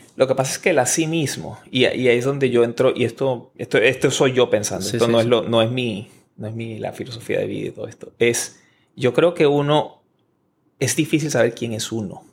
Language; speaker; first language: Spanish; native; Spanish